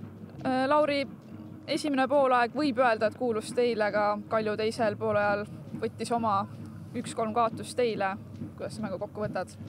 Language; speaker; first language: Estonian; native; Estonian